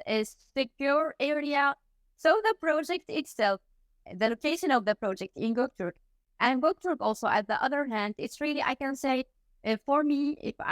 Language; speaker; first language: English; non-native, fluent; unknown